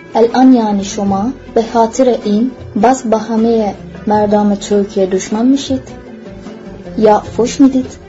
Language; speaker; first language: Persian; non-native, fluent; Turkish